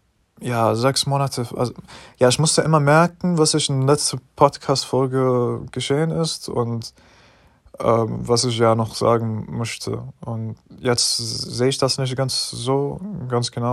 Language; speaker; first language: German; non-native, fluent; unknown